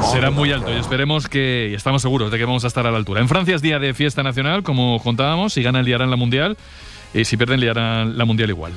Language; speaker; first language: Spanish; native; Spanish